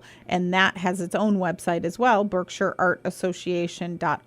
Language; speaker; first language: English; native; English